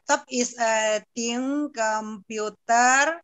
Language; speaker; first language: English; non-native, learner; Indonesian